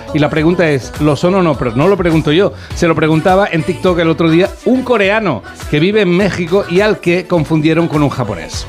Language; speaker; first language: Spanish; native; Spanish